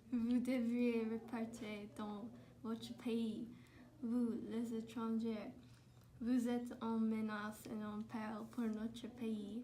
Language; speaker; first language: French; non-native, learner; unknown